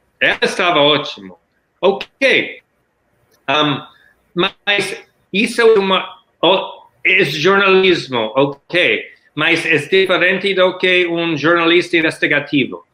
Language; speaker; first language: Portuguese; non-native, learner; English